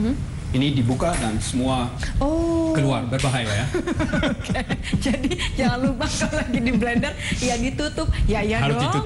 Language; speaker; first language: Indonesian; non-native, fluent; English